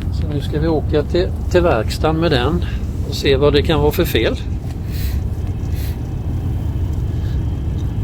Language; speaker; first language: Swedish; native; Swedish